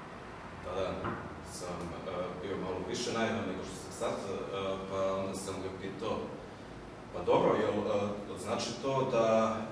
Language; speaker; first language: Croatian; early bilingual, heritage; German